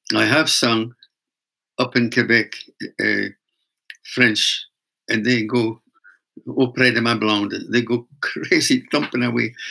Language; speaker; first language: English; native; English